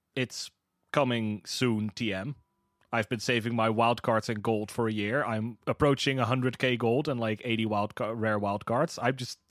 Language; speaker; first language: English; non-native, fluent; Hebrew